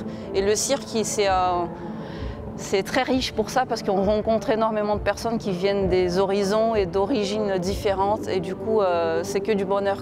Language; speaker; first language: French; non-native, fluent; Portuguese